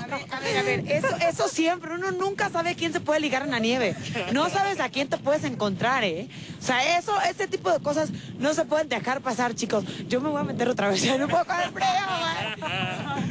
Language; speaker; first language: Spanish; native; Spanish